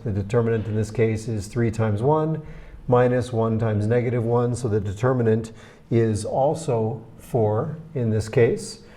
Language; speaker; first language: English; native; English